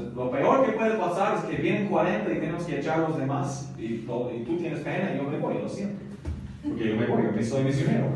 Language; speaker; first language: Spanish; non-native, fluent; English